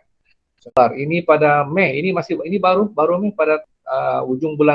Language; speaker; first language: Indonesian; non-native, local second language; Malay